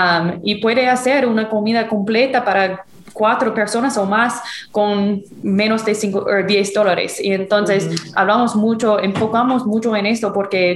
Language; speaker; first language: Spanish; non-native, fluent; English